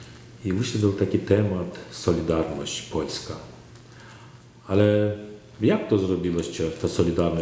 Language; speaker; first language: Polish; non-native, learner; Turkmen